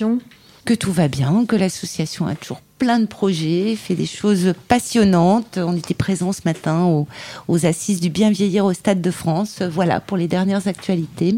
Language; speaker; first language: French; native; French